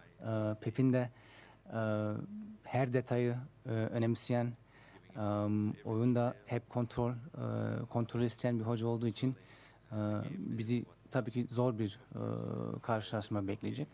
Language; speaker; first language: Turkish; early bilingual, heritage; Turkish